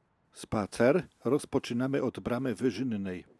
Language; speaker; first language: Polish; native; Polish